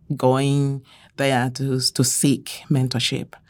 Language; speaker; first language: English; non-native, local second language; Yoruba